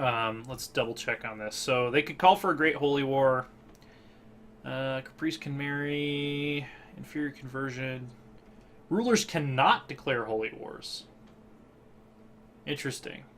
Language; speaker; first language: English; native; English